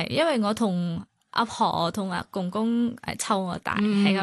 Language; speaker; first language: Cantonese; non-native, fluent; Thai